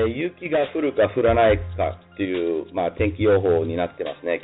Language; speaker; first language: Japanese; non-native, fluent; English